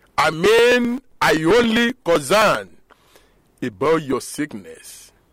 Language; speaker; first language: Nigerian Pidgin; non-native, local second language; Yoruba